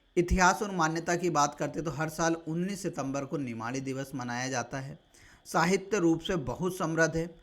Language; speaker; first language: Hindi; native; Hindi